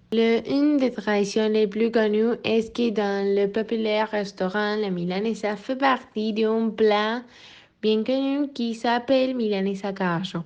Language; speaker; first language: French; non-native, learner; Spanish